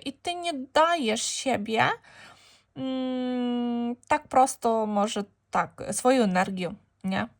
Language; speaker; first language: Polish; non-native, fluent; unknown